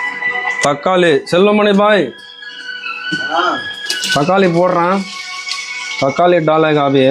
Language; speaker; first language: Hindi; non-native, local second language; Tamil